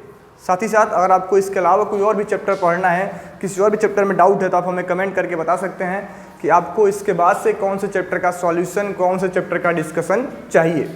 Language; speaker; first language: Hindi; native; Hindi